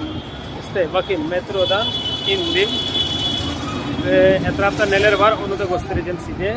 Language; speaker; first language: Turkish; non-native, fluent; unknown